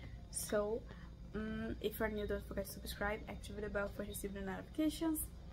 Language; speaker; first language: English; non-native, learner; Portuguese